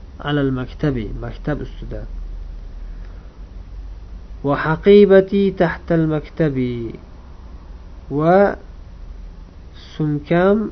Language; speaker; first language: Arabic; non-native, fluent; Uzbek